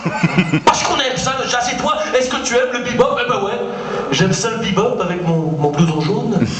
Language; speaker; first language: French; native; French